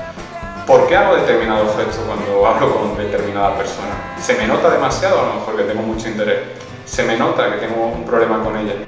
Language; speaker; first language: Spanish; native; Spanish